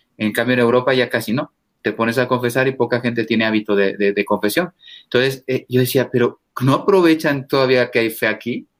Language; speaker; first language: Spanish; native; Spanish